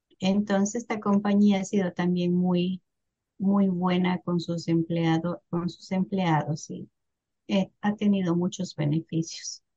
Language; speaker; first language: Spanish; native; Spanish